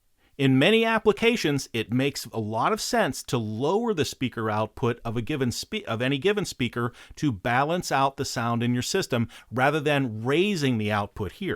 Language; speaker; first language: English; native; English